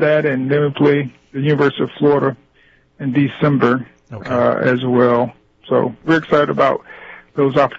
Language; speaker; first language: English; native; English